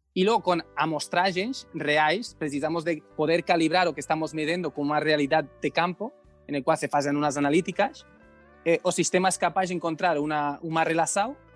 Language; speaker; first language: Portuguese; non-native, learner; Catalan